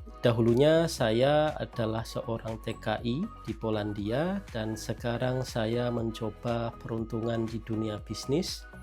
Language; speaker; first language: Indonesian; native; Indonesian